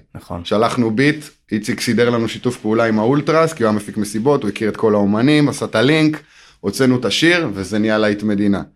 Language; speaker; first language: Hebrew; native; Hebrew